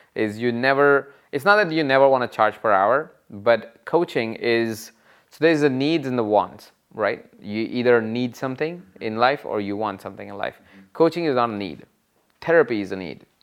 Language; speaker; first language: English; non-native, local second language; Hindi